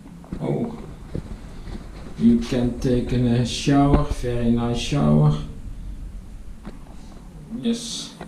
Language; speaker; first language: English; non-native, learner; Dutch